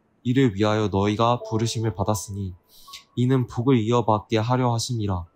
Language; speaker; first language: Korean; native; Korean